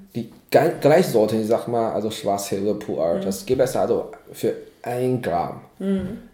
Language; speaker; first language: German; non-native, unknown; Chinese